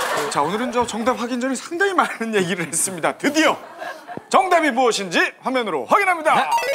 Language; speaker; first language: Korean; native; Korean